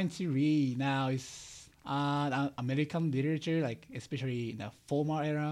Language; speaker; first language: English; non-native, learner; Japanese